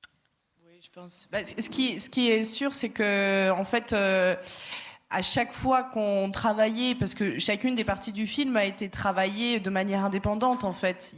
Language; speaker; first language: French; native; French